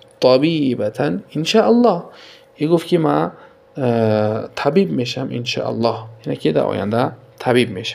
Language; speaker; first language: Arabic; non-native, fluent; Tajik